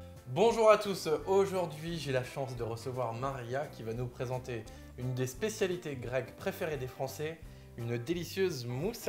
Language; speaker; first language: French; native; French